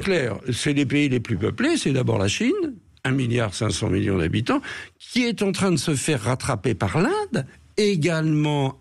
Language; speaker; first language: French; native; French